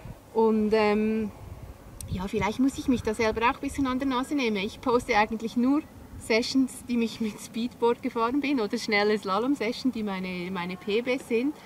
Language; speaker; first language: German; native; German